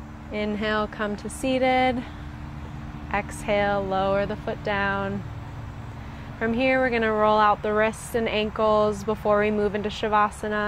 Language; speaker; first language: English; native; English